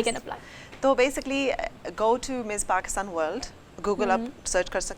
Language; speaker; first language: Hindi; early bilingual, heritage; English